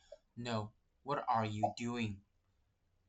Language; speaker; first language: English; non-native, fluent; Chinese